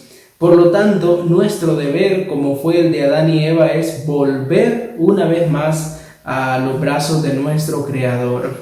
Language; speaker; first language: Spanish; native; Spanish